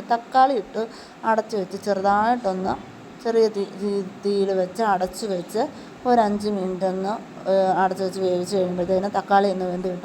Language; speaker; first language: Malayalam; native; Malayalam